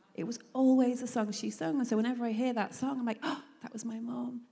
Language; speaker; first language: English; native; English